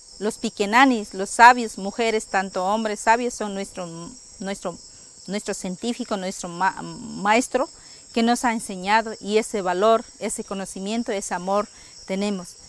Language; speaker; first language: Spanish; non-native, local second language; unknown